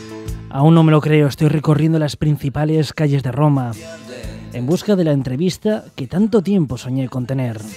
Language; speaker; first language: Spanish; native; Spanish